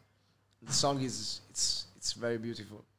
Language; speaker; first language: English; non-native, fluent; Italian